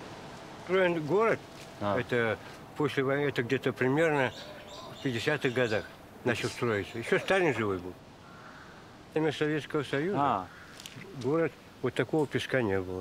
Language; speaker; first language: Russian; non-native, local second language; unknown